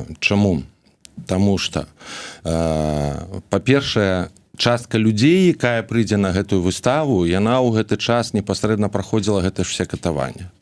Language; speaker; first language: Belarusian; native; Belarusian